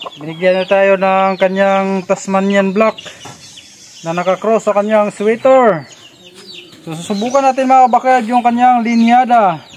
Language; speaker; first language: Filipino; non-native, local second language; Cebuano